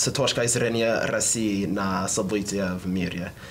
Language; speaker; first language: Russian; non-native, fluent; English